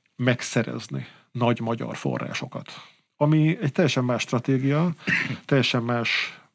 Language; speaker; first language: Hungarian; native; Hungarian